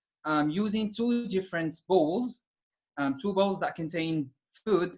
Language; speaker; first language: English; non-native, fluent; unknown